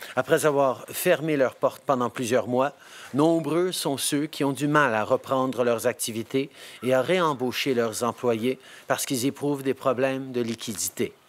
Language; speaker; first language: French; early bilingual, heritage; French